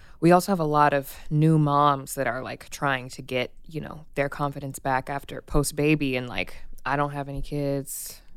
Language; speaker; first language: English; native; English